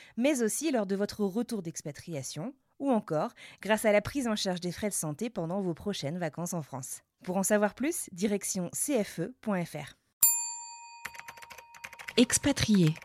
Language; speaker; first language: French; native; French